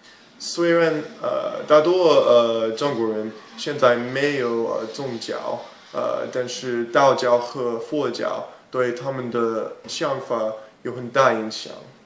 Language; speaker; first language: Chinese; non-native, learner; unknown